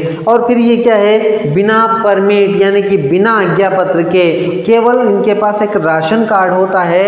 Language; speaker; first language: Hindi; native; Hindi